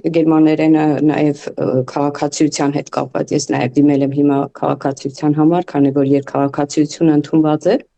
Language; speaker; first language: Armenian; native; Armenian